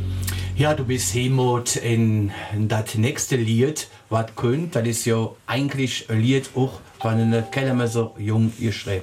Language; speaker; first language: German; native; German